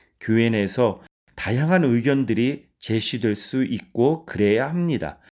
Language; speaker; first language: Korean; native; Korean